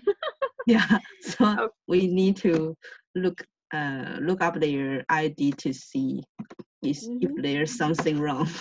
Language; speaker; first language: English; non-native, learner; Chinese